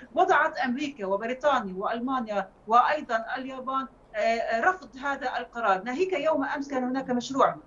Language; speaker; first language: Arabic; native; Arabic